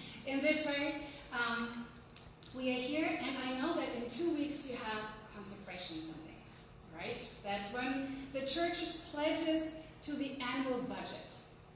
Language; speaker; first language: English; non-native, fluent; German